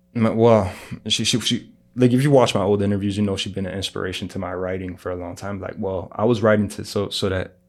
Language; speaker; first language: English; early bilingual, other home language; Greek